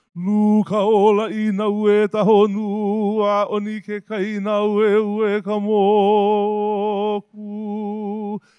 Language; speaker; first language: English; native; English